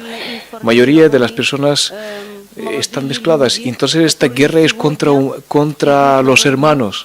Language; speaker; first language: Spanish; non-native, fluent; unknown